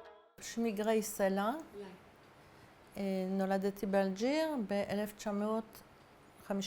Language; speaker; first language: Hebrew; non-native, fluent; French